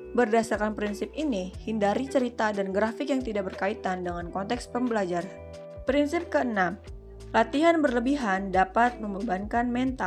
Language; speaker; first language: Indonesian; native; Indonesian